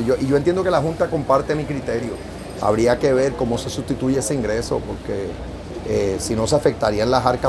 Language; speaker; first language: Spanish; native; Spanish